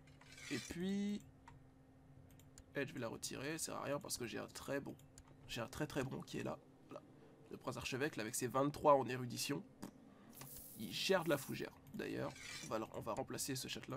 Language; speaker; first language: French; native; French